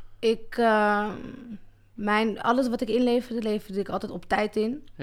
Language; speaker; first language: Dutch; early bilingual, other home language; Arabic